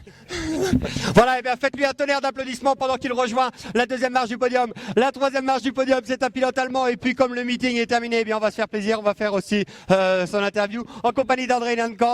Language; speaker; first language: French; native; French